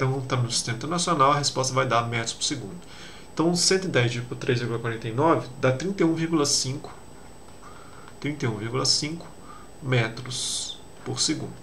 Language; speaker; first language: Portuguese; native; Portuguese